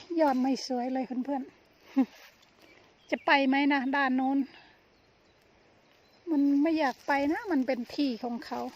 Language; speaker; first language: Thai; native; Thai